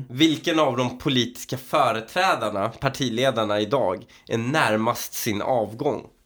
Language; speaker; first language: Swedish; early bilingual, other home language; Persian